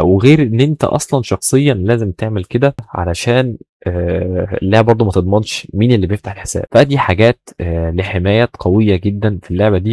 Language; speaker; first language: Arabic; native; Arabic